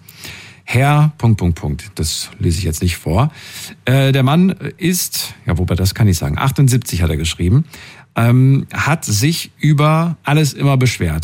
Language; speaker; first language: German; native; German